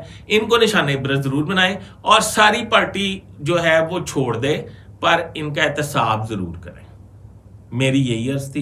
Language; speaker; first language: Urdu; native; Urdu